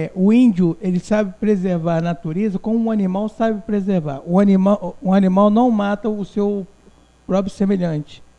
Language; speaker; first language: Portuguese; non-native, local second language; Guarani